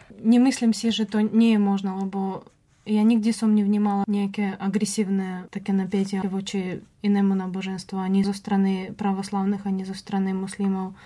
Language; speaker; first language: Slovak; non-native, fluent; Russian